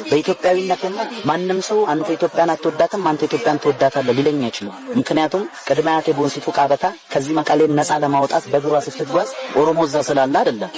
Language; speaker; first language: Amharic; non-native, local second language; Oromo